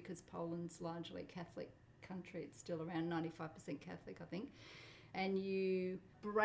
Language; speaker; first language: English; non-native, local second language; Polish